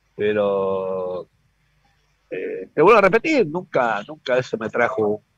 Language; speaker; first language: Spanish; native; Spanish